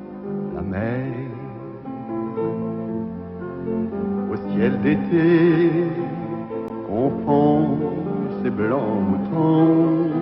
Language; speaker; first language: French; native; French